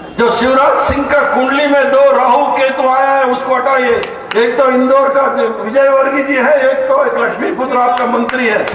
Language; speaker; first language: Hindi; non-native, local second language; Kannada